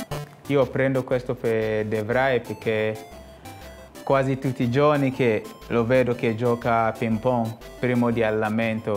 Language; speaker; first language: Italian; non-native, fluent; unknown